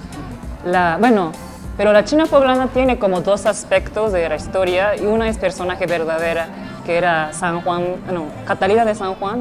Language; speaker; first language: Spanish; non-native, fluent; Japanese